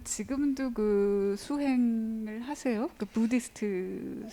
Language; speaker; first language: Korean; native; Korean